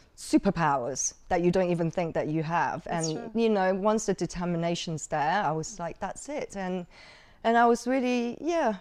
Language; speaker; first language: English; early bilingual, other home language; Cantonese